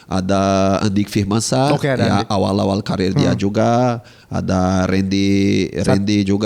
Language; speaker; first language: Indonesian; non-native, fluent; Portuguese